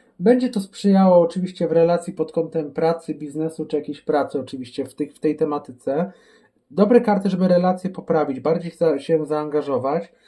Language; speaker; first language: Polish; native; Polish